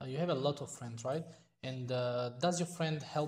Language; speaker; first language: English; non-native, fluent; Tajik